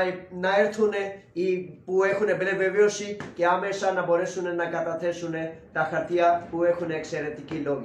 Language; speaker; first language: Greek; non-native, learner; Urdu